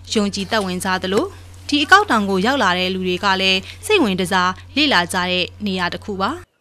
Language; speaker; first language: Burmese; native; Burmese